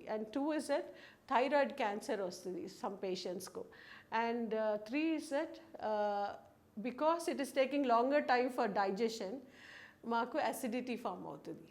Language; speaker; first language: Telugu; non-native, local second language; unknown